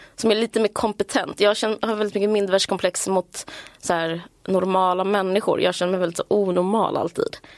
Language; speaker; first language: Swedish; native; Swedish